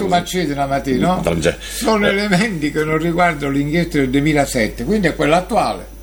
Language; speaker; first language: Italian; native; Italian